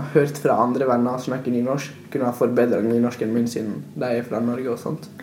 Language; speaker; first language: Norwegian; early bilingual, other home language; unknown